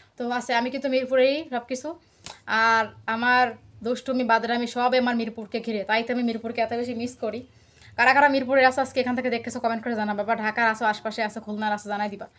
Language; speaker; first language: Bangla; native; Bangla